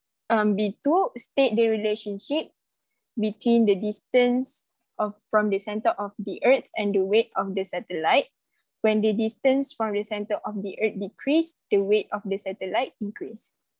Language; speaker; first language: English; non-native, local second language; Malay